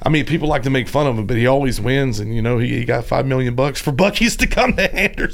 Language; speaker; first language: English; native; English